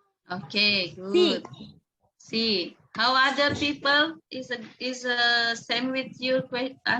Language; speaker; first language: English; non-native, learner; Indonesian